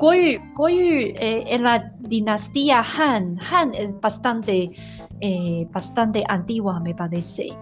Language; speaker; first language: Spanish; non-native, learner; Chinese